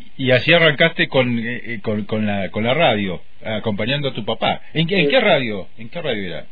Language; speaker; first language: Spanish; native; Spanish